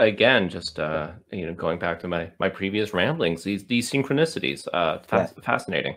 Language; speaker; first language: English; native; English